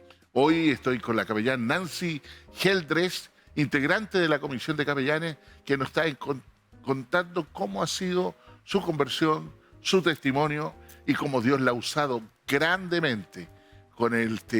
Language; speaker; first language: Spanish; native; Spanish